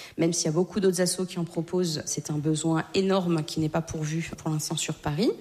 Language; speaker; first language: French; native; French